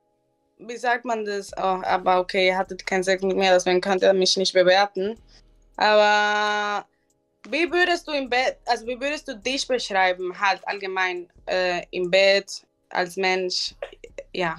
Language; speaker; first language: German; non-native, learner; Spanish